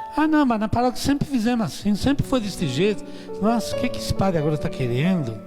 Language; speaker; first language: Portuguese; non-native, fluent; Italian